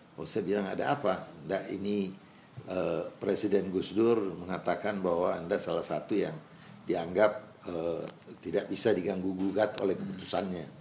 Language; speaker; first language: Indonesian; native; Indonesian